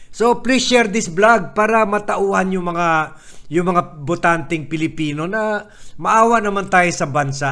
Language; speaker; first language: Filipino; native; Filipino